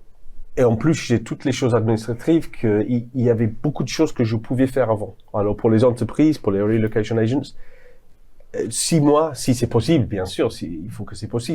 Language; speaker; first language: French; non-native, fluent; English